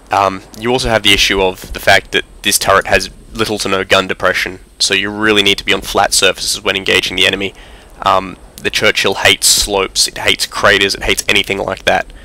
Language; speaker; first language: English; native; English